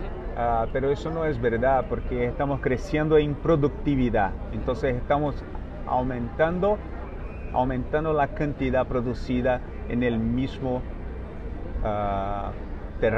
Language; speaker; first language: Spanish; non-native, fluent; Portuguese